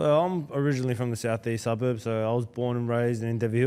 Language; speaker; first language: English; native; English